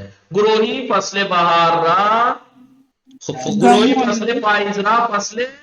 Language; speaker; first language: Persian; non-native, fluent; Urdu